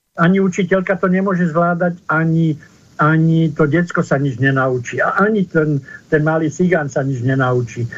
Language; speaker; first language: Slovak; native; Slovak